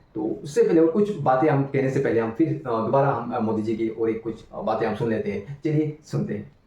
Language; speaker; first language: Hindi; non-native, local second language; Bangla